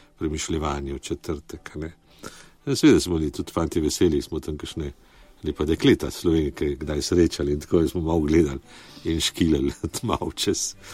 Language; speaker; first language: Slovenian; early bilingual, heritage; Slovenian